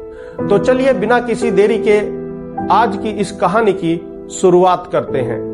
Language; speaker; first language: Hindi; native; Hindi